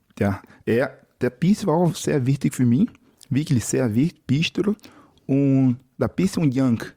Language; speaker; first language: German; non-native, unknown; Portuguese